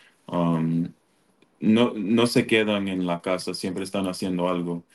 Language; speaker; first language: Spanish; early bilingual, other home language; English